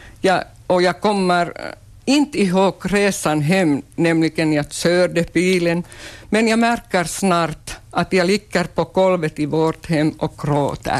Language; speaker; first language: Swedish; non-native, local second language; Finnish